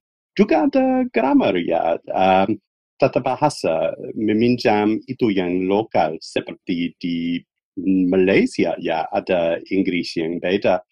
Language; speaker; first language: Indonesian; non-native, fluent; English